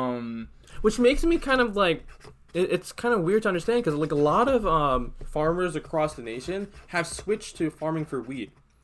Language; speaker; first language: English; native; English